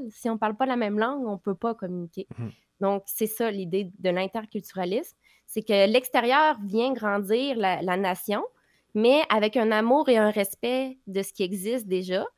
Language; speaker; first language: French; native; French